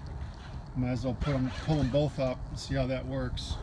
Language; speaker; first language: English; native; English